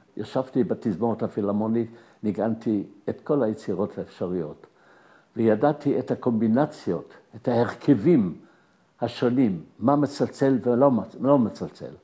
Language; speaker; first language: Hebrew; early bilingual, other home language; German